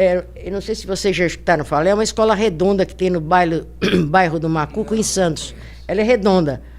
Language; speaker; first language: Portuguese; native; Portuguese